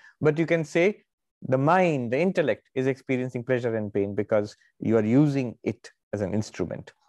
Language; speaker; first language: English; non-native, local second language; Bangla